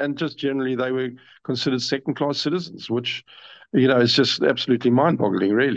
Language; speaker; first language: English; native; English